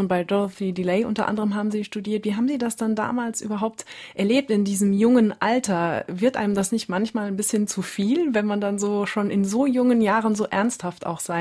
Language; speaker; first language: German; native; German